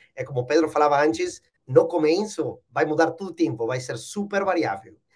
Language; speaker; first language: Portuguese; non-native, fluent; Spanish